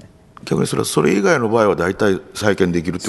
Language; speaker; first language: Japanese; native; Japanese